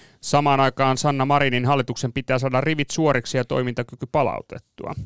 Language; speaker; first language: Finnish; native; Finnish